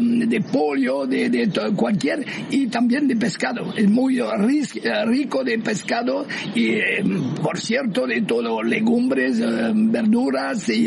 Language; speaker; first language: Spanish; non-native, fluent; French